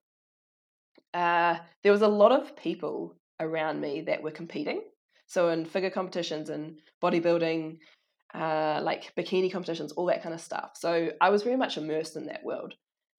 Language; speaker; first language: English; native; English